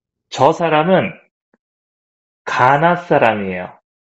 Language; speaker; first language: Korean; native; Korean